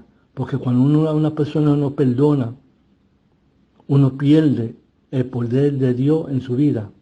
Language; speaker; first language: Spanish; early bilingual, heritage; Spanish